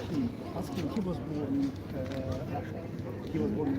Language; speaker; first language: English; non-native, learner; Ukrainian